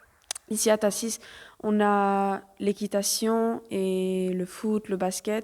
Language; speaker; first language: French; early bilingual, heritage; French